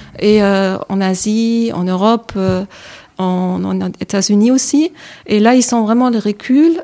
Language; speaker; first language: French; non-native, fluent; German